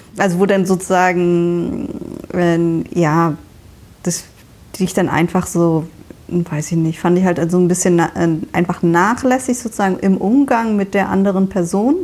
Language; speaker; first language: German; early bilingual, other home language; Vietnamese